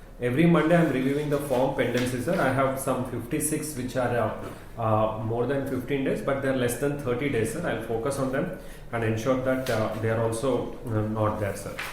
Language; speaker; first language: English; non-native, local second language; Telugu